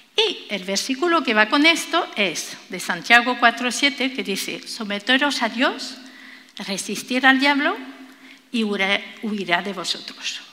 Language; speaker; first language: Spanish; non-native, fluent; French